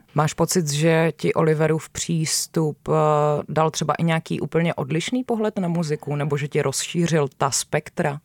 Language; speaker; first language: Czech; native; Czech